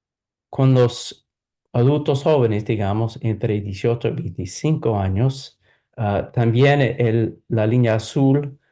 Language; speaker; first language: Spanish; non-native, fluent; English